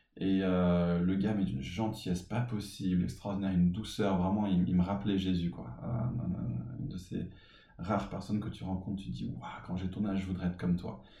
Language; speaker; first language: French; early bilingual, other home language; English